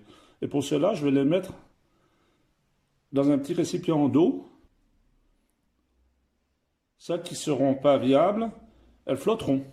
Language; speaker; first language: French; native; French